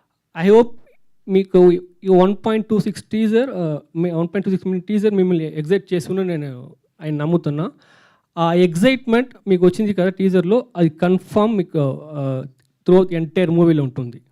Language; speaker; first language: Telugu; non-native, learner; Tamil